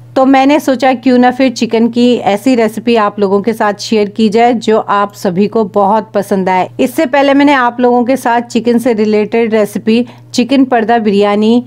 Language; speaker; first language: Hindi; native; Hindi